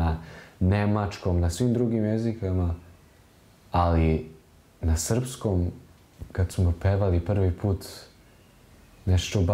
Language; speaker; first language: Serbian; early bilingual, heritage; German